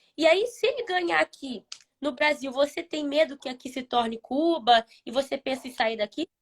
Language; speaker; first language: Portuguese; native; Portuguese